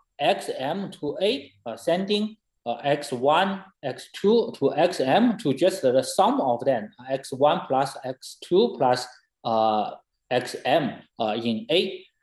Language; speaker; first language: English; non-native, fluent; Chinese